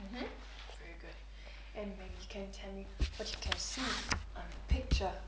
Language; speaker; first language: English; non-native, fluent; German